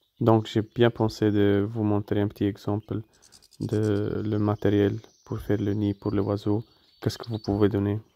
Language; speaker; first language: French; non-native, fluent; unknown